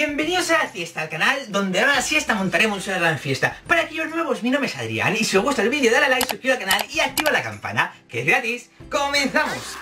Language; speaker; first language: Spanish; native; Spanish